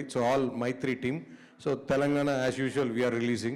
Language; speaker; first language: Telugu; native; Telugu